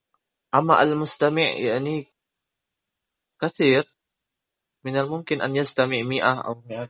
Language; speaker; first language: Arabic; non-native, learner; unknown